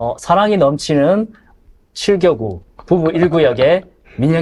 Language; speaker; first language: Korean; native; Korean